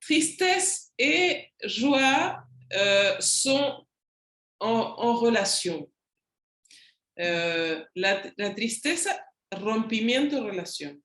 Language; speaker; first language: French; non-native, learner; Spanish